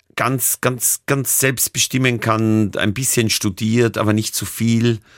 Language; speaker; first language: German; native; German